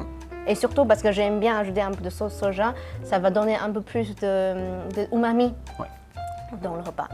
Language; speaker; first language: French; non-native, fluent; Chinese